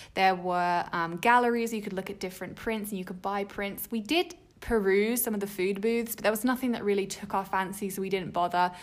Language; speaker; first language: English; native; English